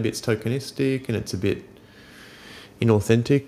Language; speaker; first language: English; native; English